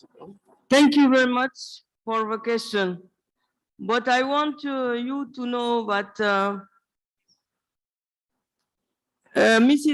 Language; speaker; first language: English; non-native, learner; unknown